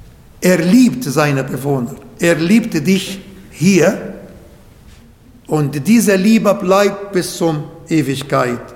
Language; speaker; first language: German; non-native, learner; Arabic